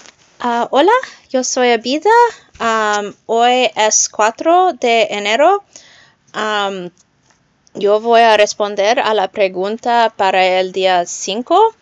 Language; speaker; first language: Spanish; non-native, learner; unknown